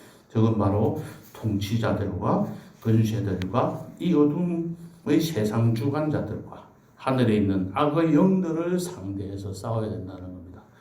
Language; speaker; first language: Korean; native; Korean